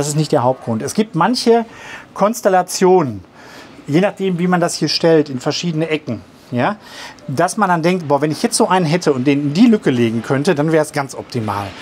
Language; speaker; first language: German; native; German